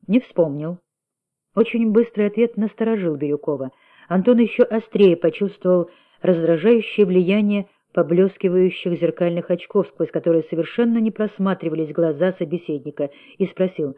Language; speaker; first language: Russian; native; Russian